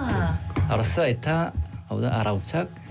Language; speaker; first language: Basque; non-native, learner; Korean